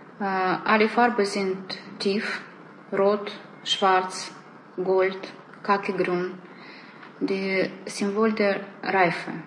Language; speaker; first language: German; non-native, learner; Russian